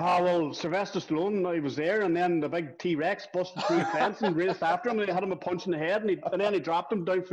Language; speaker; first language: English; native; English